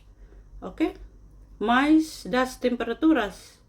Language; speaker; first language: Portuguese; non-native, learner; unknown